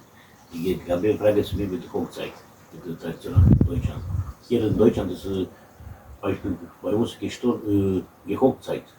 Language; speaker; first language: German; non-native, learner; Romanian